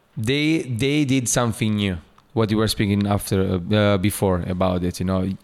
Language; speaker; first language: English; non-native, fluent; Italian